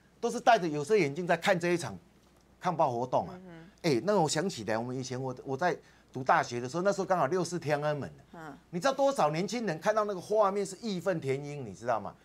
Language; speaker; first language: Chinese; native; Chinese